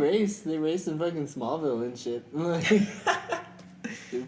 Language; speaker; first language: English; native; English